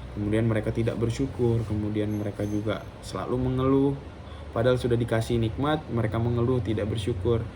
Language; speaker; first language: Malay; non-native, local second language; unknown